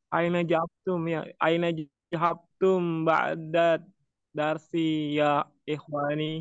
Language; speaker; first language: Indonesian; non-native, learner; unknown